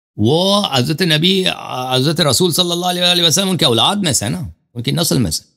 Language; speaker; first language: Urdu; non-native, fluent; Persian